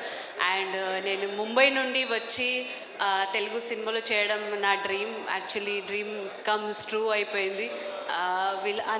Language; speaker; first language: Telugu; non-native, local second language; Marathi